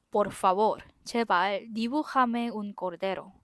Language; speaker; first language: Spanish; non-native, fluent; Korean